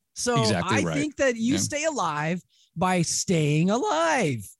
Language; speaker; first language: English; native; English